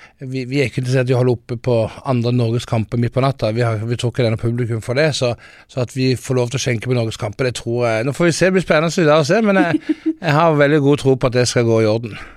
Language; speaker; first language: Norwegian; early bilingual, heritage; Norwegian